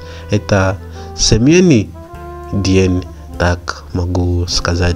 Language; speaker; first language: Russian; non-native, learner; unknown